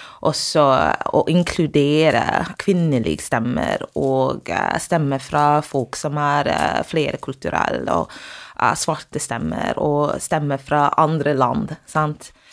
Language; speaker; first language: Norwegian; non-native, fluent; English